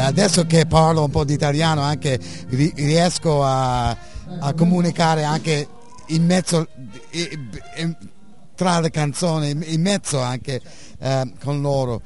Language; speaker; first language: Italian; non-native, fluent; English